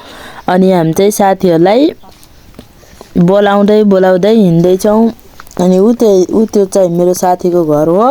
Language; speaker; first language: Nepali; non-native, local second language; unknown